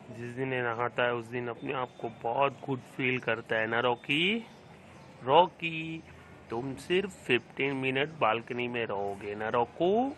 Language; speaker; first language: Hindi; native; Hindi